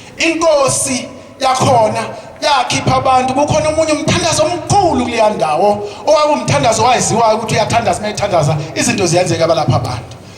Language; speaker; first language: Zulu; native; Zulu